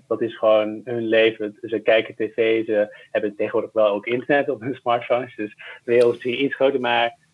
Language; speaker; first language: Dutch; early bilingual, other home language; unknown